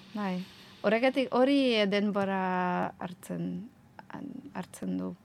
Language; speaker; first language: Basque; non-native, learner; Ukrainian